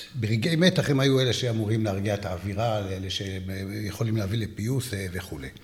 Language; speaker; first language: Hebrew; native; Hebrew